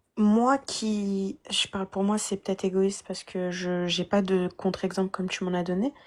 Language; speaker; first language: French; early bilingual, other home language; Arabic